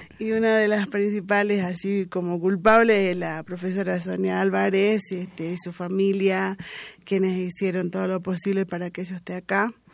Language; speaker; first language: Spanish; non-native, local second language; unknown